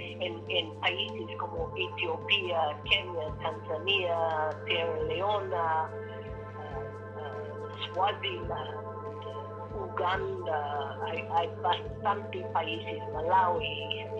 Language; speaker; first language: Spanish; non-native, learner; English